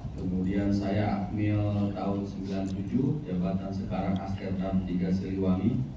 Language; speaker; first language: Indonesian; native; Indonesian